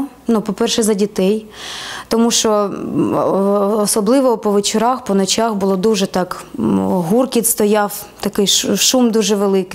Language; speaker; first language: Ukrainian; non-native, local second language; Russian